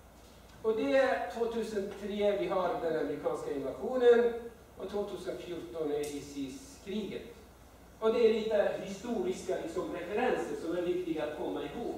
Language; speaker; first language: Swedish; non-native, fluent; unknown